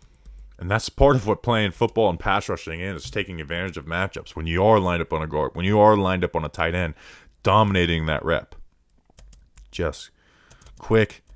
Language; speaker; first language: English; native; English